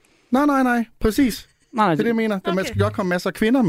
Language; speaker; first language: Danish; native; Danish